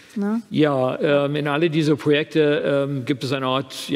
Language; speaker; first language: German; non-native, fluent; English